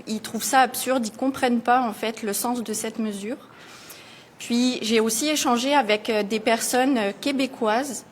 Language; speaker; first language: French; native; French